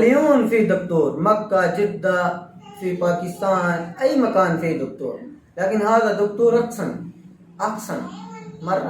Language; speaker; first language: Arabic; non-native, learner; Urdu